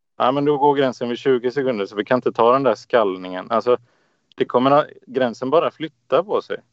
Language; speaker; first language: Swedish; native; Swedish